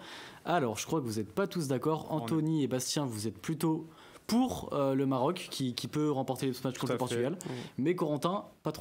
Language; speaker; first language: French; native; French